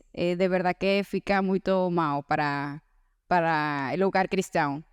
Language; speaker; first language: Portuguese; non-native, learner; Spanish